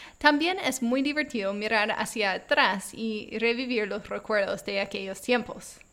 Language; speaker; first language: Spanish; non-native, fluent; English